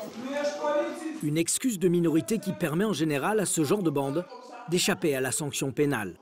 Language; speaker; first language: French; native; French